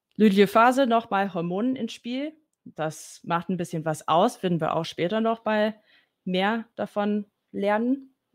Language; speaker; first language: German; non-native, fluent; English